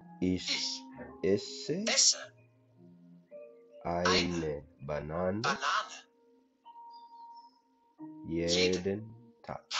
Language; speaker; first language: German; non-native, learner; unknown